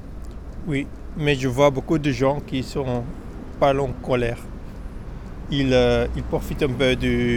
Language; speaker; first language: French; non-native, local second language; Dutch